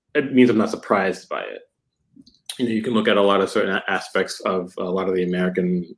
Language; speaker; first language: English; native; English